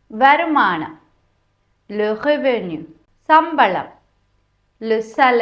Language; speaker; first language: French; non-native, fluent; Tamil